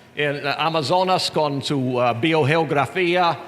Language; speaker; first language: Spanish; non-native, learner; English